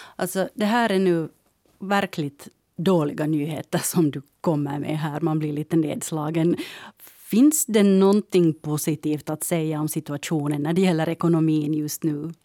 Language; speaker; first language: Swedish; native; Swedish